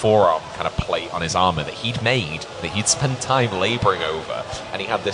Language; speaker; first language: English; native; English